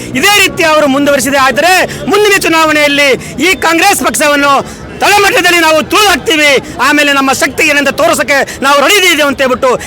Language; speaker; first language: Kannada; non-native, local second language; Lambadi